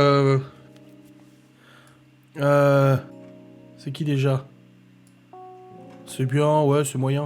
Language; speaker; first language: French; native; French